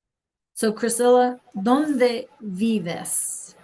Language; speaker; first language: Spanish; non-native, fluent; English